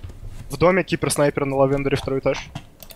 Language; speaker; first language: Russian; native; Russian